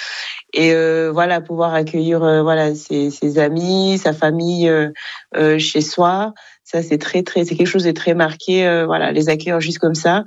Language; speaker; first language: French; non-native, local second language; Kinyarwanda